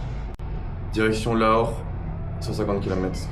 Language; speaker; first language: English; non-native, learner; French